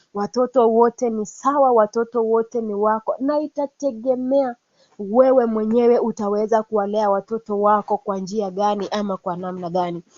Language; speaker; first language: Swahili; non-native, local second language; Kalenjin